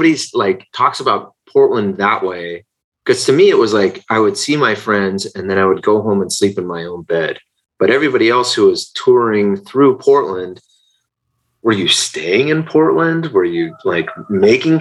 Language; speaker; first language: English; native; English